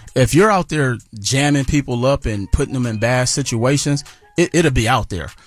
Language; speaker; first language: English; native; English